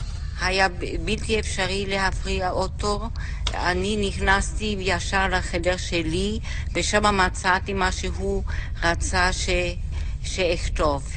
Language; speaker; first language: Hebrew; non-native, fluent; German